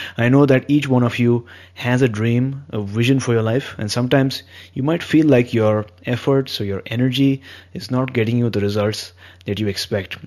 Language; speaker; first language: English; non-native, local second language; Hindi